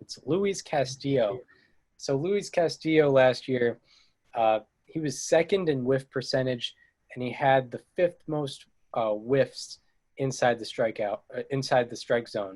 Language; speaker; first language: English; native; English